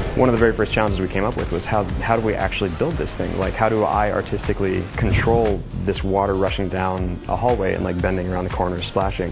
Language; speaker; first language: English; native; English